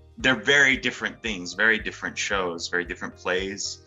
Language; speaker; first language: English; early bilingual, other home language; Spanish